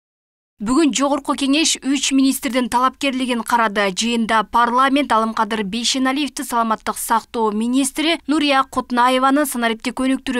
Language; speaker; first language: Kyrgyz; native; Kyrgyz